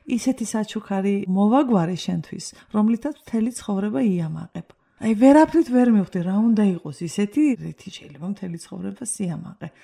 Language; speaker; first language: Georgian; native; Georgian